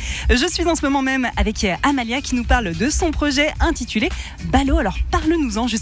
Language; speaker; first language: French; native; French